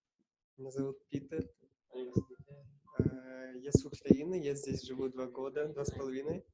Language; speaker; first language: Russian; non-native, local second language; Ukrainian